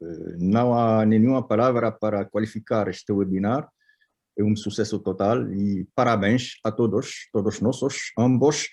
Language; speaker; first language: Portuguese; non-native, fluent; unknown